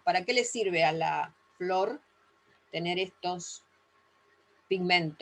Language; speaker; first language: Spanish; native; Spanish